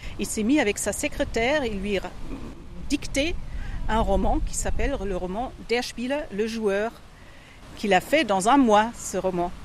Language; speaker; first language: French; non-native, fluent; German